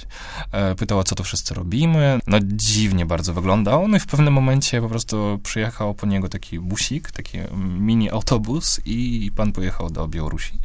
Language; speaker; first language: Polish; non-native, fluent; Russian